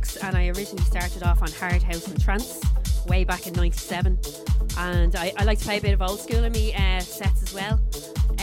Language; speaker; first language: English; native; English